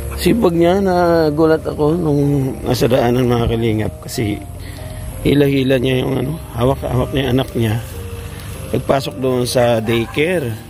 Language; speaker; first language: Filipino; native; Filipino